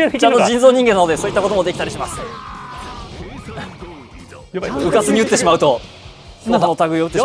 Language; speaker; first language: Japanese; native; Japanese